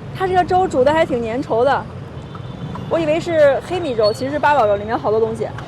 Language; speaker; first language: Chinese; native; Chinese